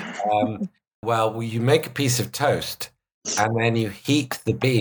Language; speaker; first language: English; native; English